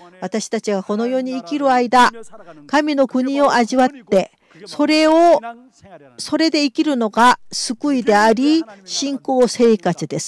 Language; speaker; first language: Japanese; non-native, fluent; Korean